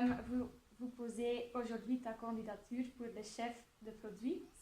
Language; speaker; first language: French; non-native, local second language; Dutch